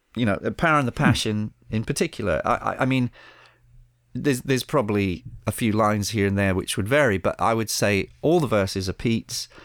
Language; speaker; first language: English; early bilingual, other home language; Spanish